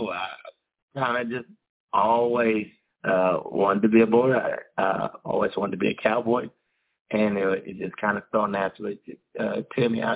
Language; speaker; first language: English; native; English